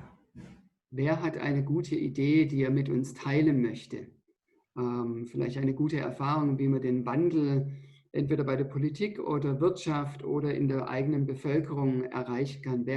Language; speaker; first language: German; native; German